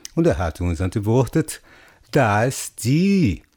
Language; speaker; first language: German; non-native, fluent; Portuguese